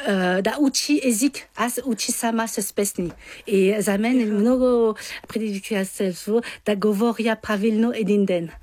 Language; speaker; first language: Bulgarian; non-native, learner; French